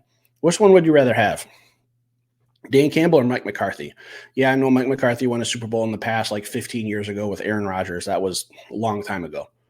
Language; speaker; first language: English; native; English